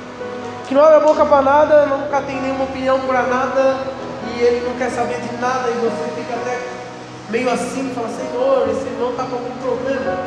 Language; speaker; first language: Portuguese; native; Portuguese